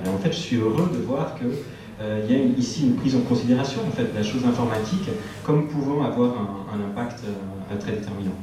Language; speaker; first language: French; native; French